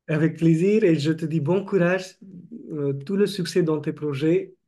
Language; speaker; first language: French; non-native, fluent; Marathi